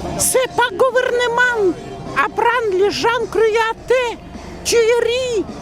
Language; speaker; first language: French; non-native, learner; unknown